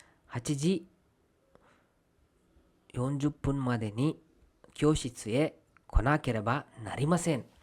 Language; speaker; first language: Japanese; non-native, fluent; Kannada